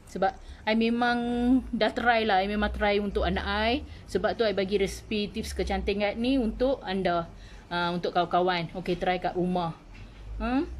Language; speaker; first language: Malay; non-native, local second language; Tamil